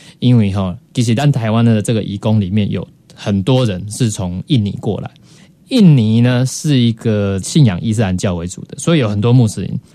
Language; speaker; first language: Chinese; native; Chinese